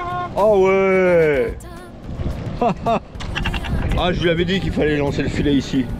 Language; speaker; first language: French; native; French